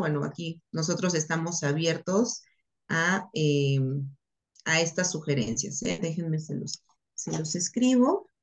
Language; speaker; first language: Spanish; native; Spanish